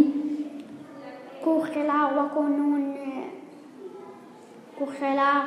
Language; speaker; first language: Spanish; non-native, learner; Arabic